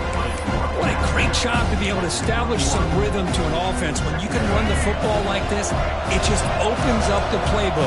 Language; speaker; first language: English; native; English